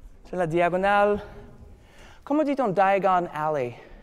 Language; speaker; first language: French; non-native, learner; English